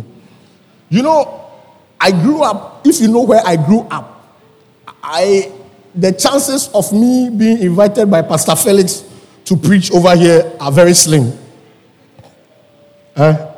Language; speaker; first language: English; non-native, local second language; Akan